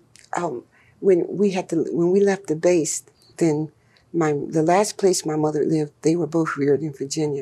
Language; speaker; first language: English; native; English